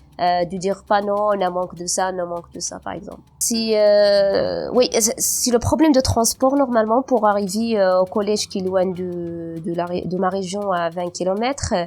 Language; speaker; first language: French; non-native, local second language; Berber languages